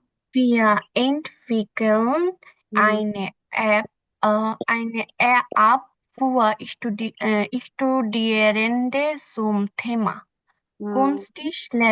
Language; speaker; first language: German; non-native, learner; Bangla